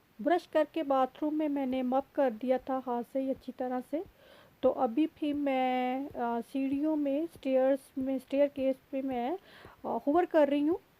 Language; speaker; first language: Urdu; native; Urdu